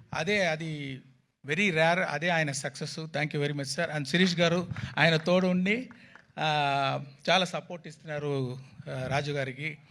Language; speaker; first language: Telugu; non-native, fluent; Tamil